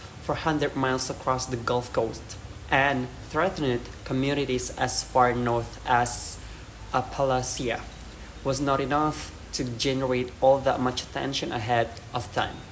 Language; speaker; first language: English; non-native, learner; Indonesian